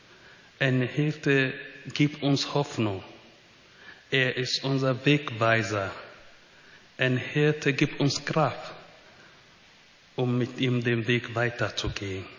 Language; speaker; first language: German; non-native, fluent; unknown